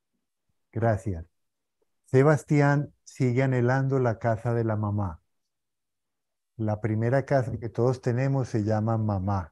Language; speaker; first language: Spanish; native; Spanish